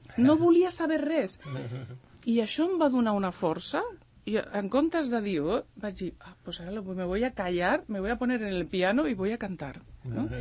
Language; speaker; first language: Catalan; early bilingual, other home language; Spanish